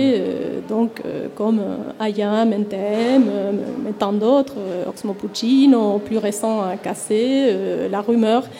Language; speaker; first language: French; non-native, fluent; Spanish